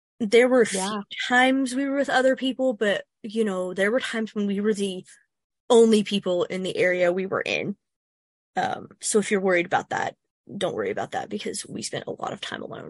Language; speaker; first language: English; native; English